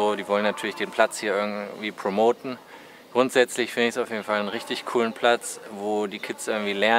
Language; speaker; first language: German; native; German